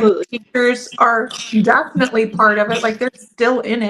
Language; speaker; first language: English; native; English